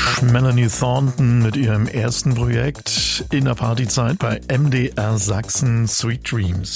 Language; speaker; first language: German; native; German